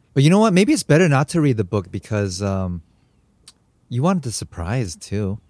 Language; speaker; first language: English; native; English